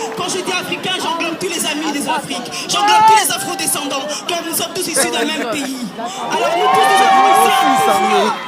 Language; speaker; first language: French; non-native, local second language; Lingala